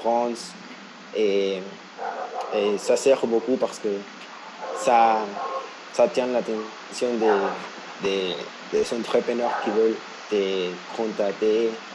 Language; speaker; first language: French; non-native, fluent; Spanish